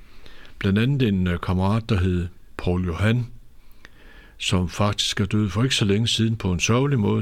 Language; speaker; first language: Danish; native; Danish